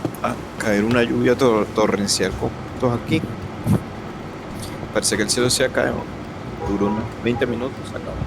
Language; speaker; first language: Spanish; native; Spanish